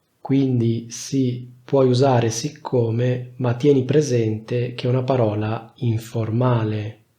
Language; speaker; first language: Italian; native; Italian